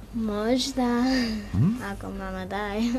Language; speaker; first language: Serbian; early bilingual, heritage; English